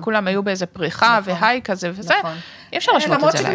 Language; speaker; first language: Hebrew; native; Hebrew